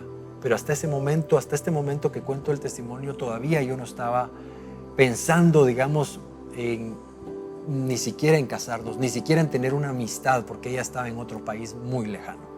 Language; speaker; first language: Spanish; native; Spanish